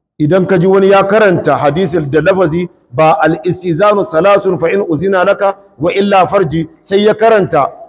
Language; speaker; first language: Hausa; non-native, local second language; Kanuri